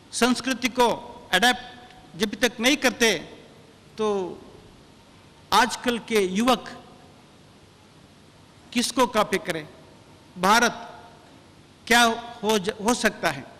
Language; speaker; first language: Hindi; non-native, local second language; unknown